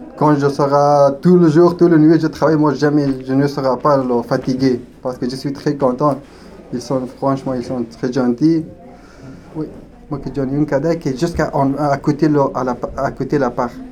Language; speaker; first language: French; non-native, learner; Pashto